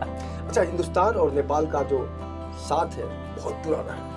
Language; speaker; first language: Hindi; native; Hindi